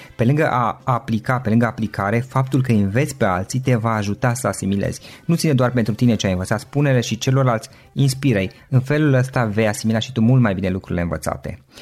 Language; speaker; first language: Romanian; native; Romanian